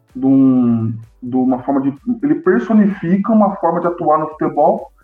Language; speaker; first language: Portuguese; native; Portuguese